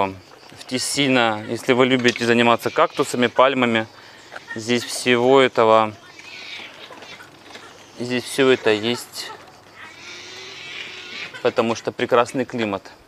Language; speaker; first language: Russian; native; Russian